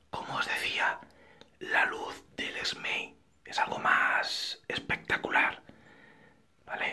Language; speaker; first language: Spanish; native; Spanish